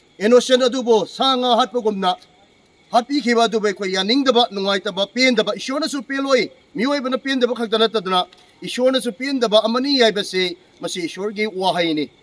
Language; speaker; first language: Manipuri; non-native, local second language; Rongmei Naga